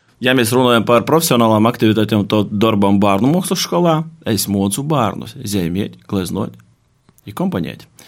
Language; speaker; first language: Latvian; native; Latvian